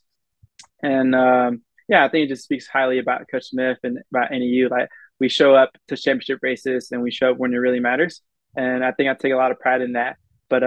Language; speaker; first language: English; native; English